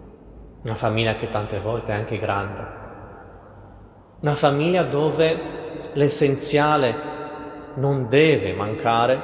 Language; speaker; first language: Italian; non-native, fluent; Portuguese